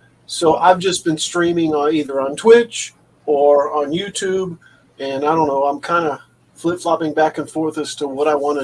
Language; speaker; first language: English; native; English